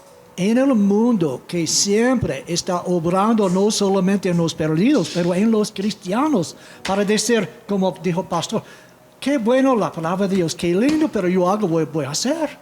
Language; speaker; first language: Spanish; non-native, fluent; English